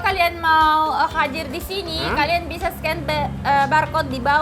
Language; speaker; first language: Indonesian; non-native, fluent; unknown